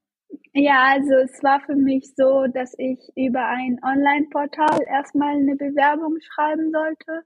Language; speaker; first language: German; non-native, fluent; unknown